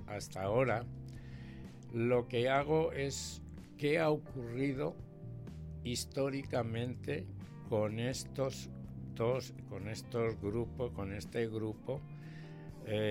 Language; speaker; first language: Spanish; native; Spanish